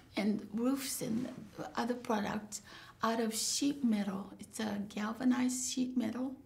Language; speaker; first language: English; non-native, local second language; Japanese